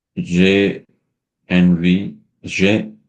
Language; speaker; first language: French; non-native, learner; Hindi